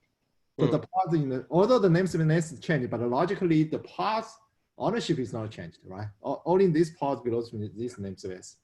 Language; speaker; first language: English; non-native, fluent; Chinese